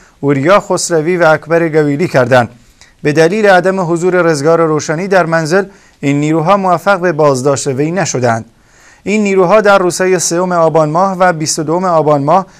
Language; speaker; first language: Persian; non-native, local second language; Kurdish